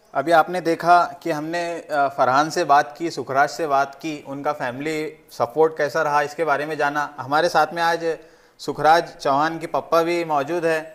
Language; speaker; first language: Hindi; non-native, local second language; Urdu